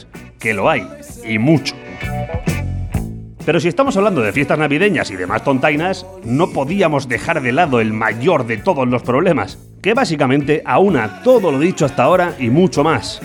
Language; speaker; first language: Spanish; native; Spanish